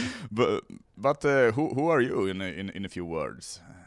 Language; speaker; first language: English; non-native, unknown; Swedish